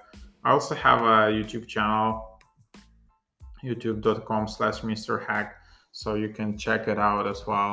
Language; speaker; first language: English; non-native, fluent; Ukrainian